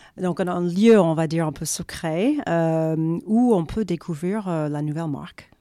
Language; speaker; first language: French; non-native, fluent; English